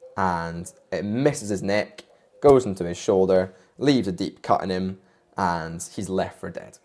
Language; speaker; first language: English; native; English